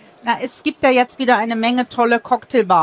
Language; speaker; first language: German; native; German